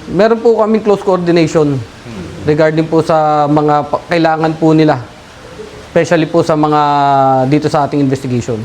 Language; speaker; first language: Filipino; native; Filipino